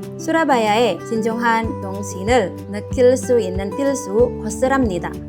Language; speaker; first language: Korean; non-native, fluent; Indonesian